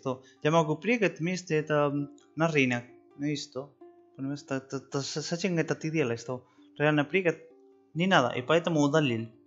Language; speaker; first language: Russian; non-native, learner; Spanish